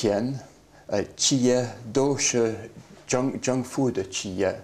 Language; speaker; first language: Chinese; non-native, learner; English